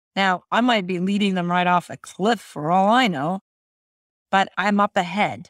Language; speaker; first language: English; non-native, fluent; Swedish